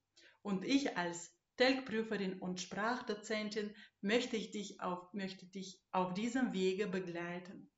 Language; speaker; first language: German; non-native, fluent; Russian